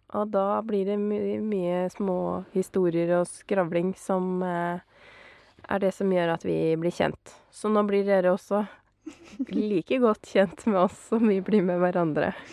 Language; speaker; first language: Norwegian; native; Norwegian